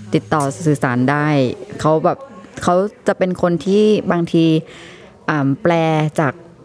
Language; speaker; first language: Thai; native; Thai